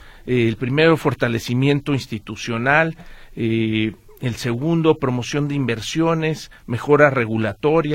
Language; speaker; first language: Spanish; native; Spanish